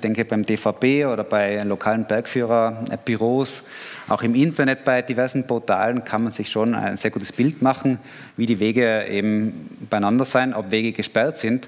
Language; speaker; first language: German; native; German